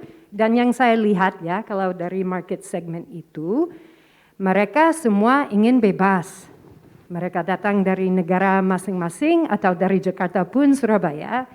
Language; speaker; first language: Indonesian; non-native, fluent; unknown